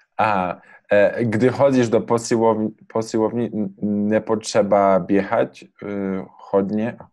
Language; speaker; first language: Czech; non-native, learner; Polish